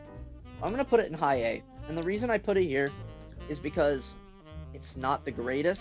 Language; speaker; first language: English; native; English